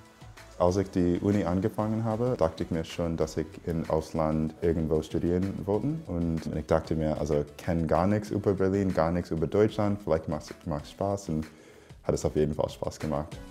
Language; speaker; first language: German; non-native, fluent; English